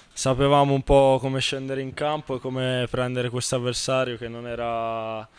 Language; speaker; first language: Italian; native; Italian